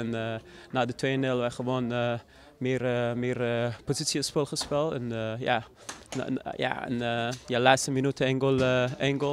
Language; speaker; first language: Dutch; non-native, learner; Persian